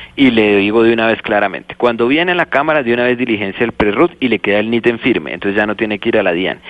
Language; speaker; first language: Spanish; native; Spanish